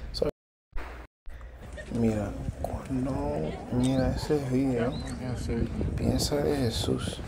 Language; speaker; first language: Spanish; early bilingual, heritage; English